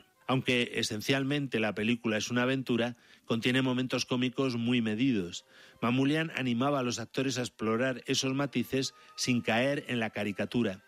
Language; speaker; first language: Spanish; native; Spanish